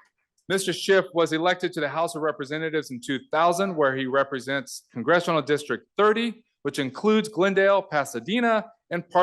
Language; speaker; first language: English; native; English